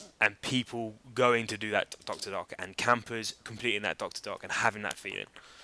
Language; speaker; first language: English; native; English